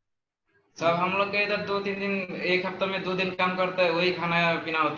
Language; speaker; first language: Hindi; non-native, local second language; Bangla